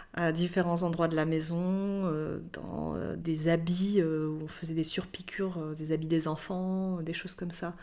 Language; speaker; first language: French; native; French